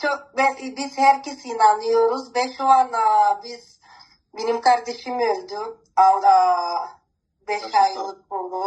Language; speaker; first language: Turkish; non-native, learner; Greek